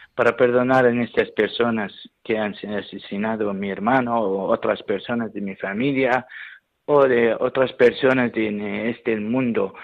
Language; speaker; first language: Spanish; non-native, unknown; Syriac